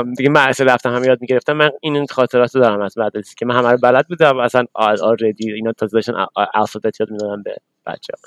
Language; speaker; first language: Persian; early bilingual, other home language; English